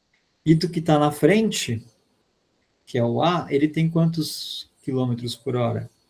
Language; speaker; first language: Portuguese; native; Portuguese